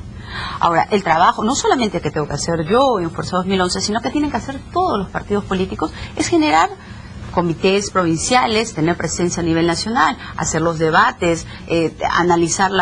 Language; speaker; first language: Spanish; native; Spanish